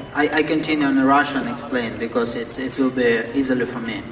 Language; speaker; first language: English; non-native, fluent; Ukrainian